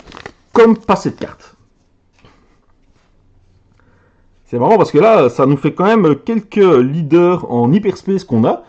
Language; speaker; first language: French; native; French